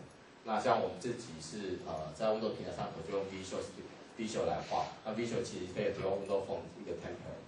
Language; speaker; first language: Chinese; native; Chinese